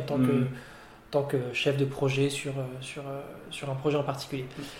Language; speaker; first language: French; non-native, local second language; Arabic